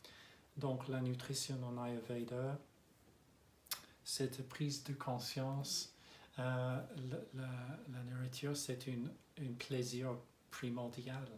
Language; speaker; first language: French; non-native, fluent; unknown